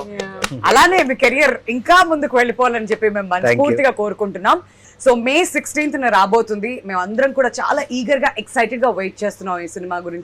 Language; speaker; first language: Telugu; native; Telugu